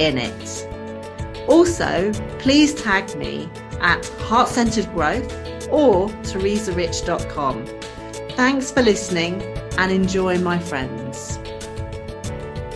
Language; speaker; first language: English; native; English